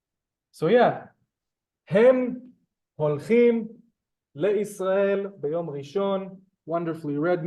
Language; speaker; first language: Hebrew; non-native, fluent; English